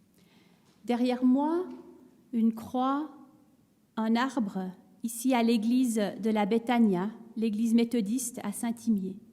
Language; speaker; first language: French; native; French